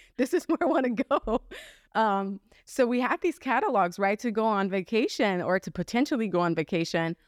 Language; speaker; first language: English; non-native, fluent; German